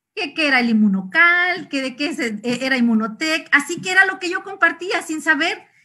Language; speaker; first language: Spanish; native; Spanish